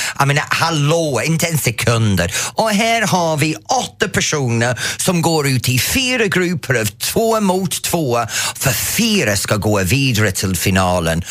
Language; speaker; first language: Swedish; non-native, fluent; English